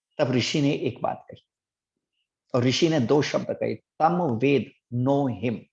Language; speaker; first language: Hindi; native; Hindi